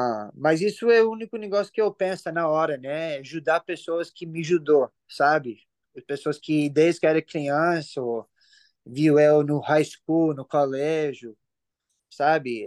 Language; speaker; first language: Portuguese; early bilingual, heritage; English